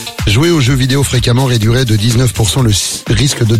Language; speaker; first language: French; native; French